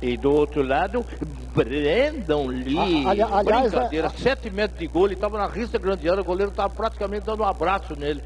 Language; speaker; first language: Portuguese; native; Portuguese